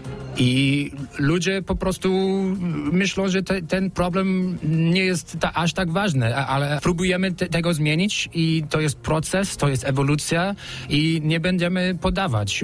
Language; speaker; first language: Polish; non-native, fluent; English